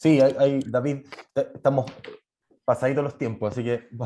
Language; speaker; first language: Spanish; native; Spanish